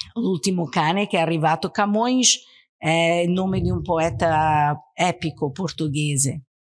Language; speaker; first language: Italian; non-native, fluent; Portuguese